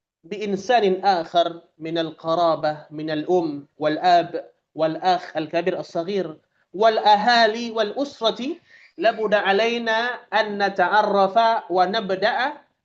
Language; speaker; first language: Arabic; non-native, fluent; Indonesian